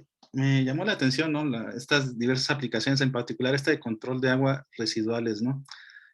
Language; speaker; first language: Spanish; native; Spanish